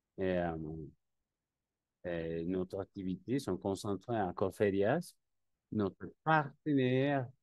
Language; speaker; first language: French; non-native, learner; Spanish